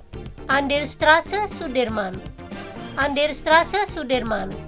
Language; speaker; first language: German; non-native, fluent; Indonesian